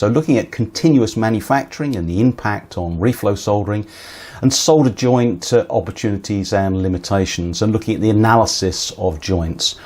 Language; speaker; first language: English; native; English